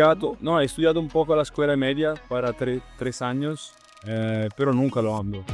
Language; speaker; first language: Spanish; non-native, learner; Italian